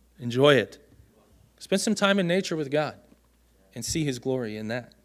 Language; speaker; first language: English; native; English